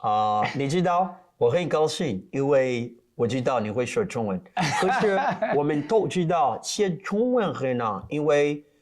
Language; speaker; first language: Chinese; non-native, learner; Portuguese